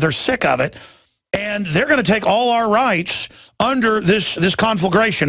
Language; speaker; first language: English; native; English